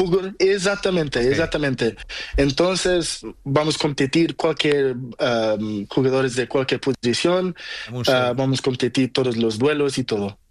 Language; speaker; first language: Spanish; non-native, learner; Portuguese